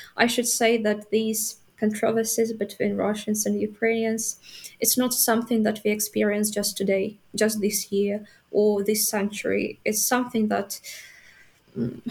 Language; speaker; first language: English; non-native, fluent; Ukrainian